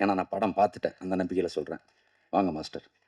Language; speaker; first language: Tamil; native; Tamil